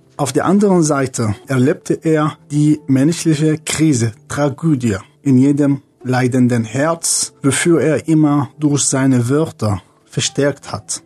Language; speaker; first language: German; non-native, fluent; Arabic